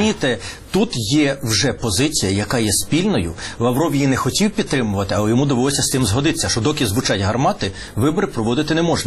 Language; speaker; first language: Ukrainian; native; Ukrainian